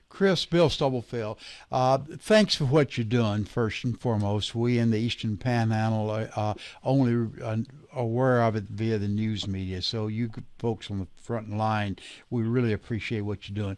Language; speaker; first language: English; native; English